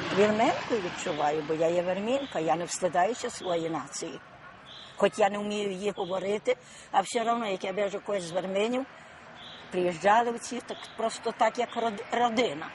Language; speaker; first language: Ukrainian; native; Ukrainian